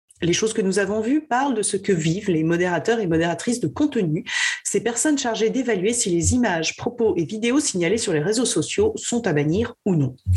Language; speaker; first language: French; native; French